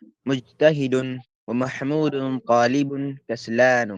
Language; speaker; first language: Arabic; non-native, learner; Filipino